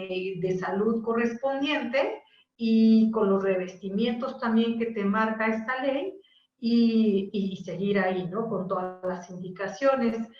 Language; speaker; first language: Spanish; native; Spanish